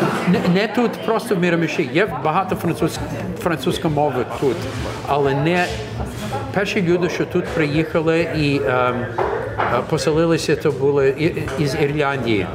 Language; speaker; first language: Ukrainian; early bilingual, heritage; English